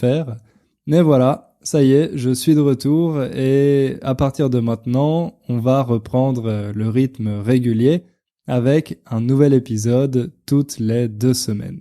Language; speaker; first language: French; native; French